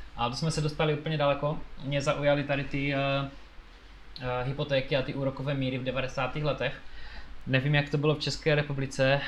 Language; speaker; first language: Czech; native; Czech